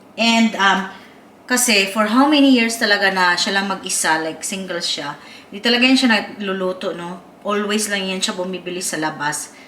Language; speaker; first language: Filipino; non-native, local second language; Cebuano